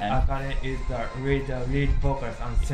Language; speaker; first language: English; non-native, learner; Japanese